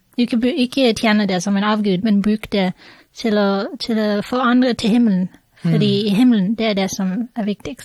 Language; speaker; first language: Norwegian; non-native, fluent; English